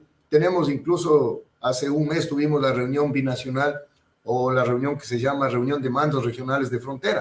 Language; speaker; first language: Spanish; native; Spanish